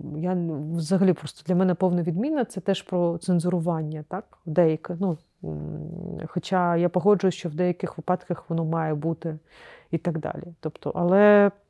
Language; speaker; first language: Ukrainian; non-native, local second language; Crimean Tatar